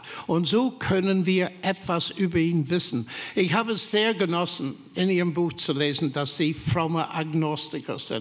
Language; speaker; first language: German; non-native, fluent; English